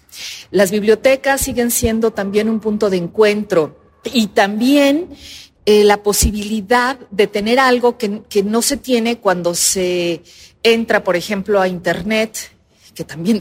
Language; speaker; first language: Spanish; native; Spanish